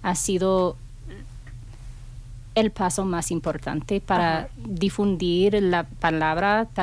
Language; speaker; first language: Spanish; non-native, fluent; English